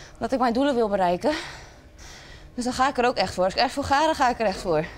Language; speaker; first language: Dutch; native; Dutch